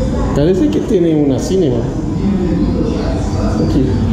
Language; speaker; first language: Spanish; non-native, learner; Haitian Creole